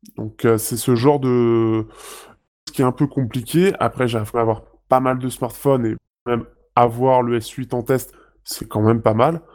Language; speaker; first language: French; native; French